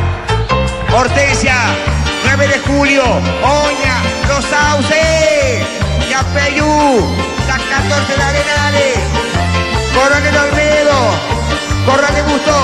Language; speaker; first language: Spanish; native; Spanish